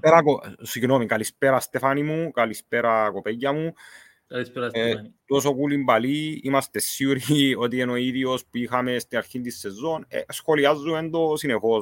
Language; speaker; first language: Greek; native; Greek